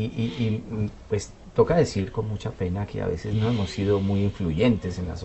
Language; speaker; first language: Spanish; native; Spanish